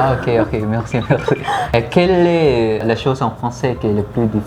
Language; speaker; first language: French; non-native, fluent; Filipino